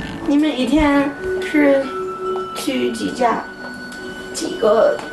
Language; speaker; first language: Chinese; non-native, fluent; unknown